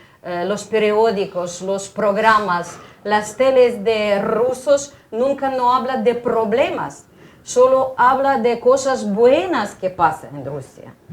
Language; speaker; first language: Spanish; non-native, fluent; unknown